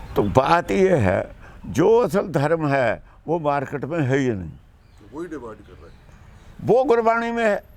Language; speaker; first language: Hindi; non-native, local second language; Punjabi